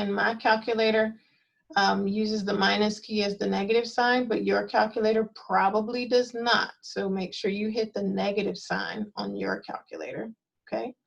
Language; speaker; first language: English; native; English